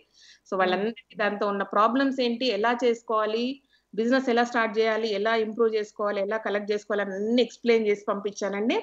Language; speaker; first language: Telugu; native; Telugu